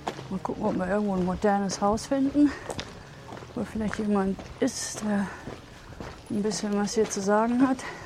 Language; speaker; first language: German; native; German